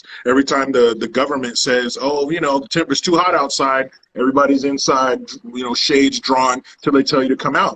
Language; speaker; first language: English; native; English